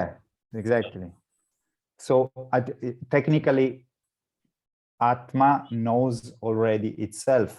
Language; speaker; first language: English; non-native, learner; Italian